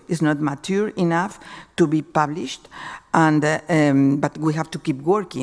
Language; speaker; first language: English; non-native, fluent; Spanish